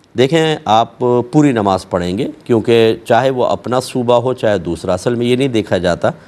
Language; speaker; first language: Urdu; native; Urdu